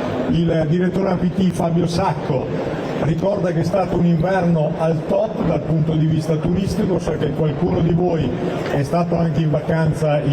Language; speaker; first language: Italian; native; Italian